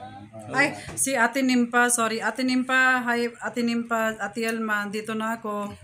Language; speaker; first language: Filipino; non-native, learner; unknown